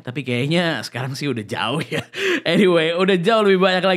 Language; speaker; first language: Indonesian; native; Indonesian